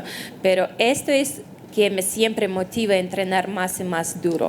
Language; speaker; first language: Spanish; non-native, fluent; Russian